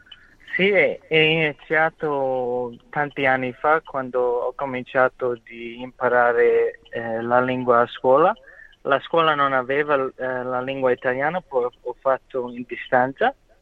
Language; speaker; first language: Italian; non-native, learner; English